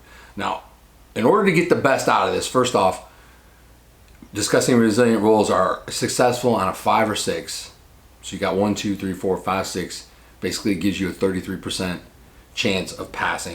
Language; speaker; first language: English; native; English